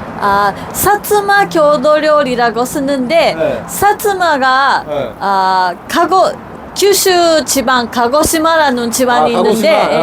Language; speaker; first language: Korean; non-native, learner; Japanese